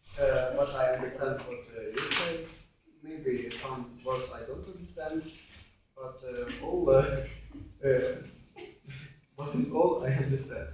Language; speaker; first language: English; non-native, learner; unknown